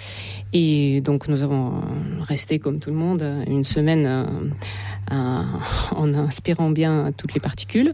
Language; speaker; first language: French; non-native, fluent; Russian